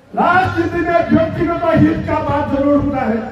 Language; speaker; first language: Hindi; non-native, local second language; Assamese